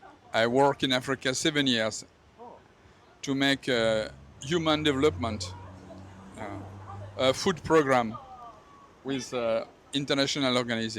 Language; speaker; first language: English; non-native, learner; French